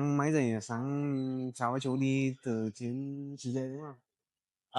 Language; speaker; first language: Vietnamese; early bilingual, heritage; Vietnamese